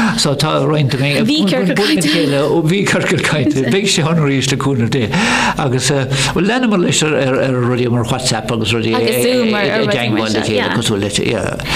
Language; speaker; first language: Irish; non-native, local second language; English